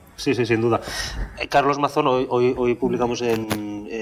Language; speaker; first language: Spanish; non-native, local second language; Catalan